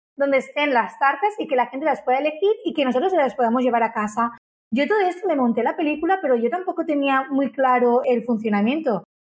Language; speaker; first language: Spanish; native; Spanish